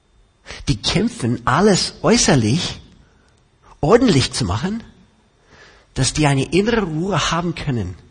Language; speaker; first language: German; non-native, fluent; English